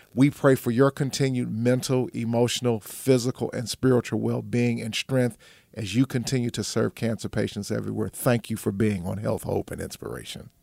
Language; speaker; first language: English; native; English